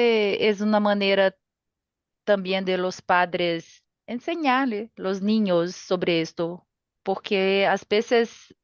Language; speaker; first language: Spanish; non-native, learner; Portuguese